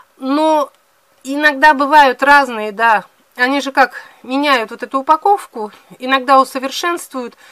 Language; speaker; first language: Russian; native; Russian